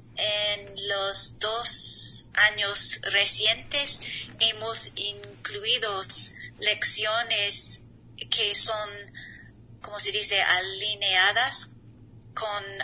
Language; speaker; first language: Spanish; non-native, learner; English